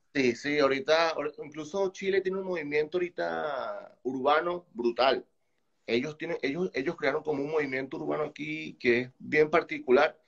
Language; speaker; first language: Spanish; native; Spanish